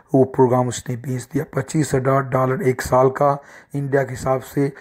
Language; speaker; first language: Hindi; native; Hindi